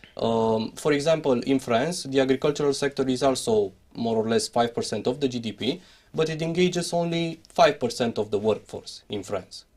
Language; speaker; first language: English; non-native, fluent; Romanian